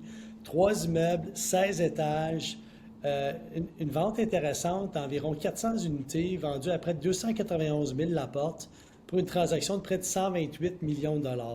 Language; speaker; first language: French; native; French